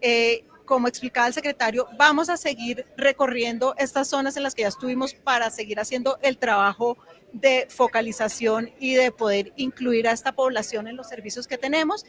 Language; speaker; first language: Spanish; native; Spanish